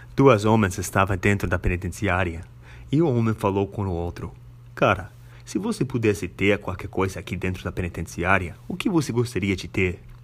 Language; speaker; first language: Portuguese; non-native, fluent; English